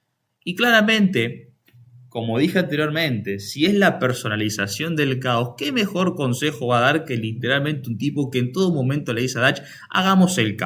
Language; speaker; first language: Spanish; native; Spanish